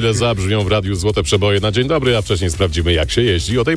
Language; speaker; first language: Polish; native; Polish